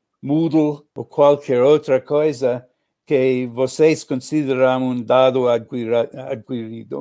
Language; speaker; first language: Portuguese; non-native, learner; English